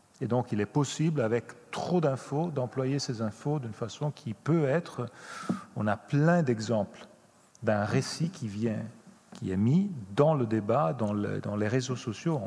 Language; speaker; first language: French; non-native, fluent; Italian